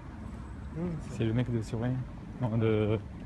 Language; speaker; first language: French; early bilingual, other home language; Japanese